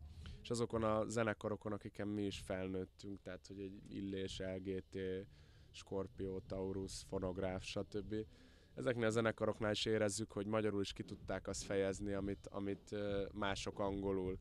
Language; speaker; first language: Hungarian; native; Hungarian